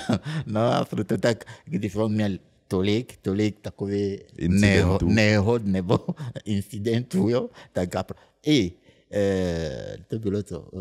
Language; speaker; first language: Czech; non-native, fluent; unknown